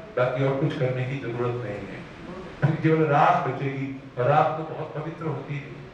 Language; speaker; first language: Hindi; non-native, local second language; Gujarati